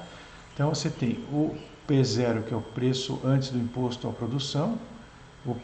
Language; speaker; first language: Portuguese; native; Portuguese